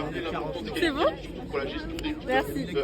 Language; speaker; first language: French; native; French